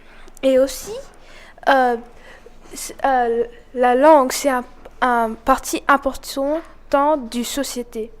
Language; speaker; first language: French; non-native, learner; English